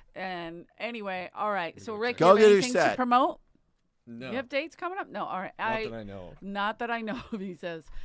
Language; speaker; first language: English; native; English